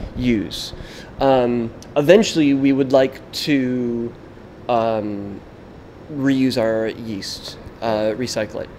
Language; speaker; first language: English; native; English